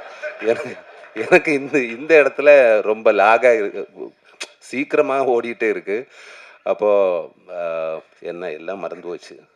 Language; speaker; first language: Tamil; non-native, learner; Malayalam